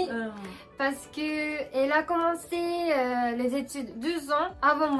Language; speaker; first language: French; non-native, fluent; Japanese